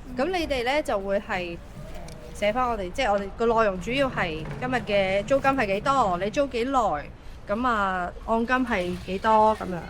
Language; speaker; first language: Cantonese; native; Cantonese